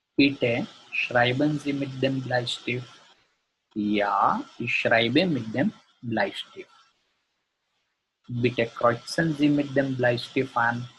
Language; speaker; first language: German; non-native, learner; Gujarati